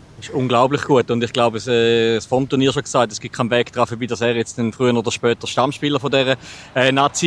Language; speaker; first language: German; native; German